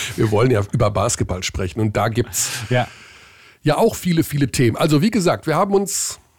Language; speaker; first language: German; native; German